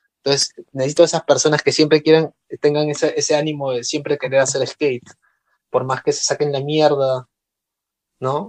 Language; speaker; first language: Spanish; native; Spanish